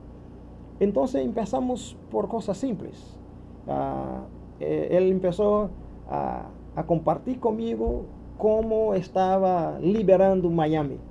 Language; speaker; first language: Spanish; non-native, learner; Portuguese